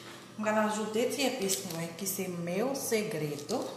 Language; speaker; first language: Portuguese; non-native, learner; Haitian Creole